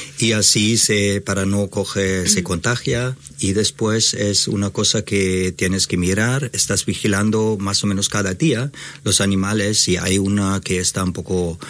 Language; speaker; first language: Spanish; non-native, fluent; German